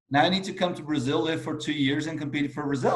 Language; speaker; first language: English; non-native, fluent; Portuguese